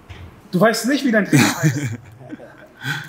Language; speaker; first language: German; native; German